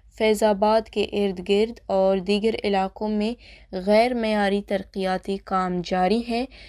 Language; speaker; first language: Urdu; non-native, local second language; Baluchi